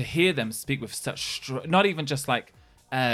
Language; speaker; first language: English; native; English